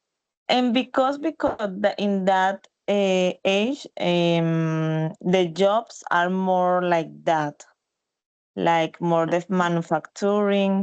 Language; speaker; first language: English; non-native, learner; Spanish